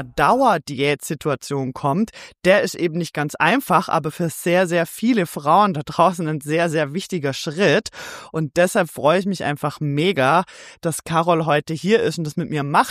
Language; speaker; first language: German; native; German